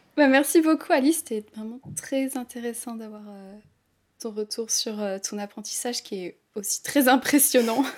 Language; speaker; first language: French; native; French